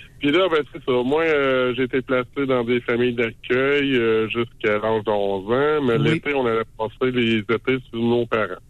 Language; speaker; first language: French; native; French